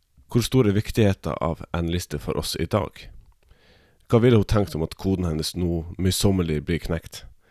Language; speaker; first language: Norwegian; native; Norwegian